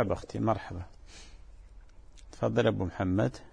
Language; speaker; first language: Arabic; native; Arabic